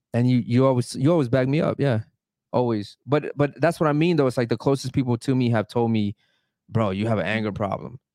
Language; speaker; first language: English; early bilingual, other home language; Spanish